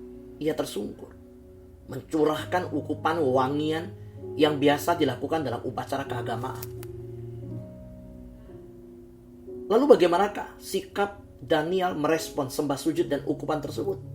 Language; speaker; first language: Indonesian; native; Indonesian